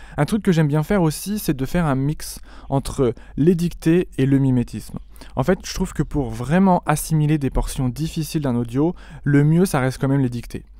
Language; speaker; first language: French; native; French